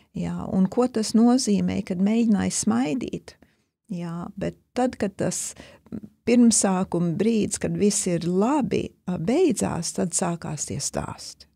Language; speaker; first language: Latvian; early bilingual, heritage; Latvian